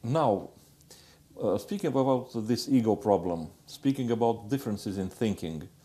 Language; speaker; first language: English; non-native, fluent; Romanian